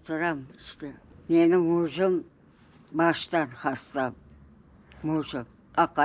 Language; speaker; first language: Turkish; non-native, learner; Crimean Tatar